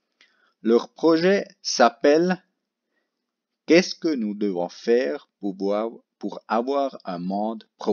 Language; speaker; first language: French; non-native, local second language; German